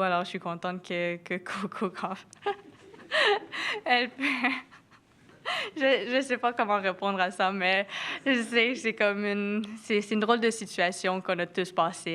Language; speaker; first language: French; non-native, local second language; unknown